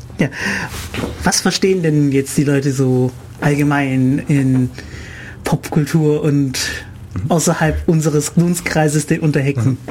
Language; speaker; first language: German; native; German